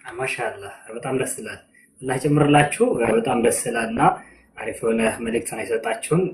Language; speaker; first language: Amharic; non-native, local second language; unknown